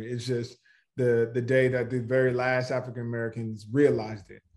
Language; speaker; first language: English; native; English